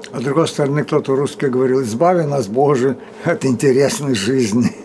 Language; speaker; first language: Russian; early bilingual, heritage; Russian